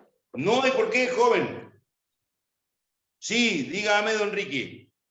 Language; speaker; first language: Spanish; native; Spanish